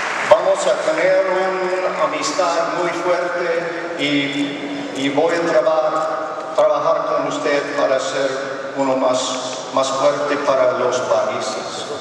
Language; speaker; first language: Spanish; non-native, learner; English